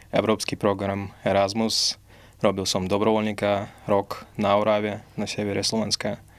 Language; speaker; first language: Slovak; non-native, fluent; Russian